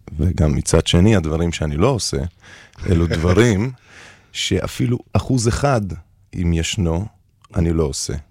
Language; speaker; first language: Hebrew; early bilingual, other home language; Russian